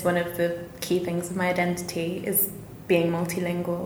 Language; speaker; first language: English; non-native, fluent; Bosnian